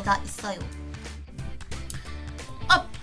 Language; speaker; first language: Korean; non-native, fluent; French